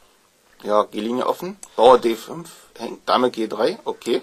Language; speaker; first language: German; native; German